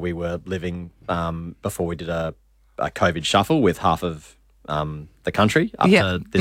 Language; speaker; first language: English; native; English